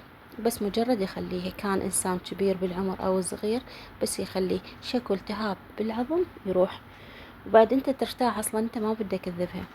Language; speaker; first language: Arabic; native; Arabic